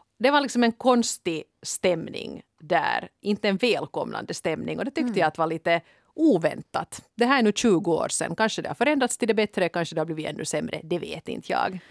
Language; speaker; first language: Swedish; native; Swedish